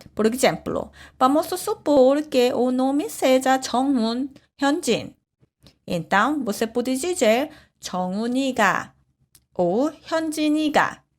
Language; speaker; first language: Portuguese; non-native, fluent; Korean